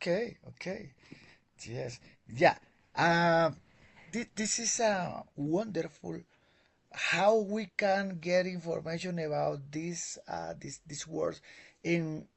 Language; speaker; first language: English; non-native, learner; Spanish